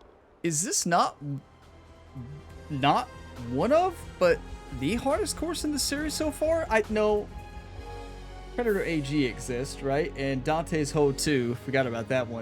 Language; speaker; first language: English; native; English